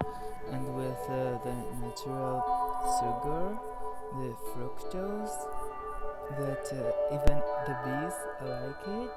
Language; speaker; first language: English; non-native, fluent; Greek